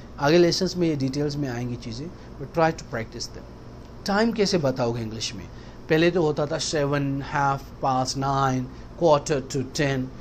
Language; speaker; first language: Urdu; native; Urdu